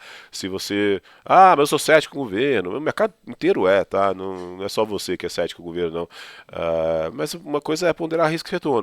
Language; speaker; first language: Portuguese; native; Portuguese